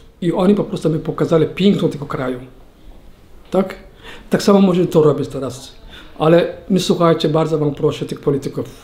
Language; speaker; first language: Polish; non-native, learner; Somali